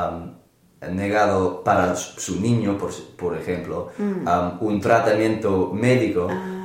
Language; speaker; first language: Spanish; non-native, learner; English